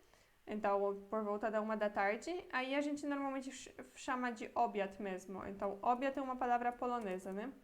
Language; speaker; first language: Portuguese; non-native, fluent; Polish